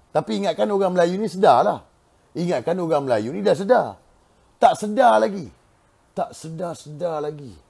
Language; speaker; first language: Malay; native; Malay